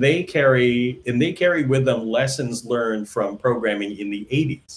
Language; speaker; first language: English; native; English